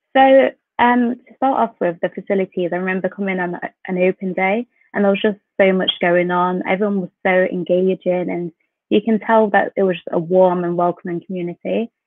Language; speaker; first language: English; native; English